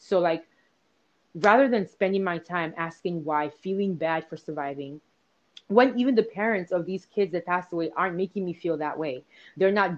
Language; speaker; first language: English; non-native, local second language; Igbo